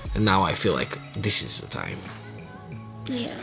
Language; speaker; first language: English; non-native, fluent; Serbian